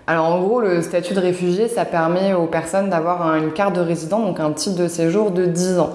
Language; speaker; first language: French; native; French